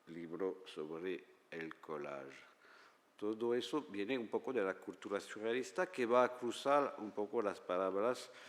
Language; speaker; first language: Spanish; non-native, fluent; French